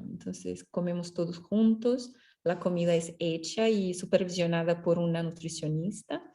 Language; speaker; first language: Spanish; non-native, fluent; Portuguese